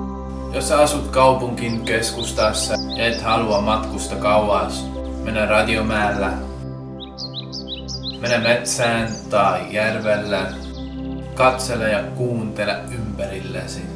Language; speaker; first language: Finnish; non-native, learner; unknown